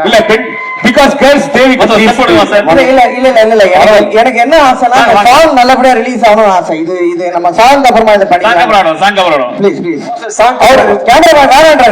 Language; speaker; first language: Tamil; native; Tamil